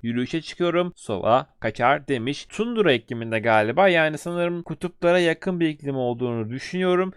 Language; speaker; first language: Turkish; native; Turkish